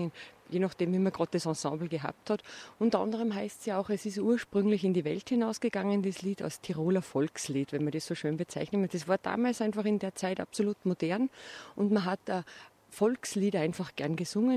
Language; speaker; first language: German; native; German